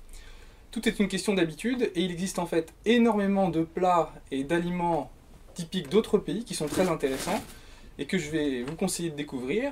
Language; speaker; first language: French; native; French